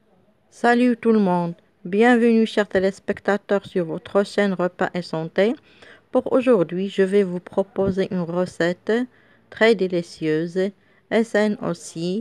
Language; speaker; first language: French; non-native, local second language; Arabic